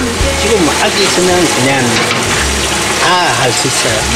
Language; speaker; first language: Korean; non-native, learner; Spanish